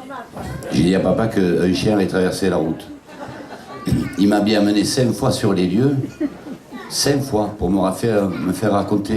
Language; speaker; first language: French; native; French